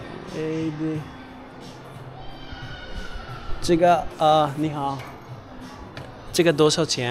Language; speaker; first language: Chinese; non-native, learner; Bangla